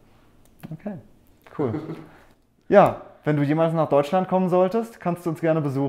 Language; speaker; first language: German; native; German